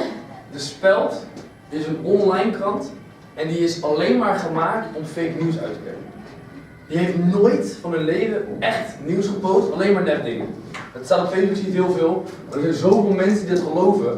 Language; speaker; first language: Dutch; native; Dutch